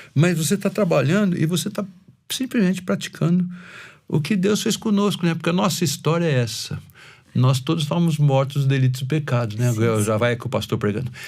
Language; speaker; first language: Portuguese; native; Portuguese